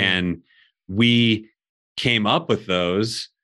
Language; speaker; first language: English; native; English